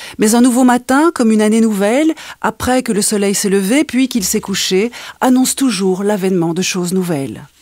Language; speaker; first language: French; native; French